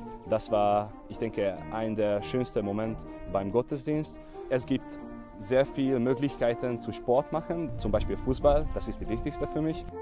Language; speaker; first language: German; non-native, learner; Hungarian